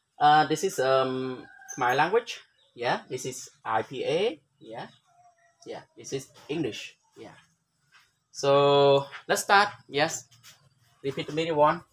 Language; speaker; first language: English; non-native, learner; Khmer